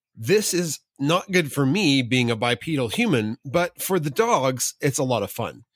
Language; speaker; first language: English; native; English